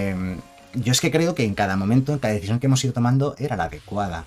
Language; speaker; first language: Spanish; native; Spanish